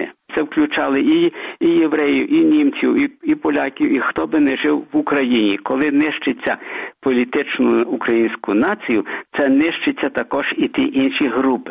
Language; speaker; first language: Ukrainian; early bilingual, heritage; Ukrainian